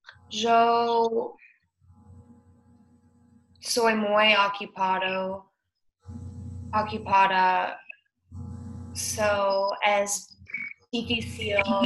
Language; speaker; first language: Spanish; non-native, learner; English